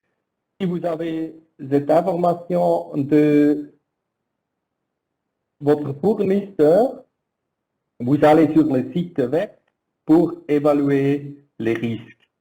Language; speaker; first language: French; non-native, learner; German